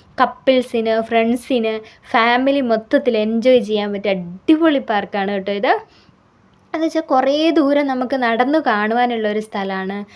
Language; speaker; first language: Malayalam; native; Malayalam